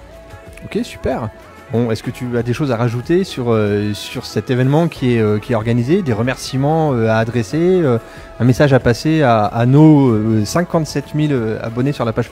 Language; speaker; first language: French; native; French